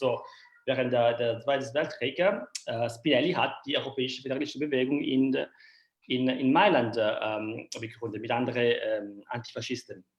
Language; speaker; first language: German; non-native, learner; Italian